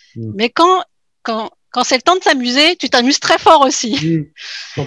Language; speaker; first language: French; native; French